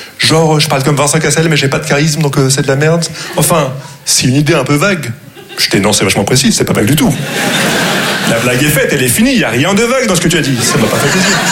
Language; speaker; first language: French; non-native, local second language; Arabic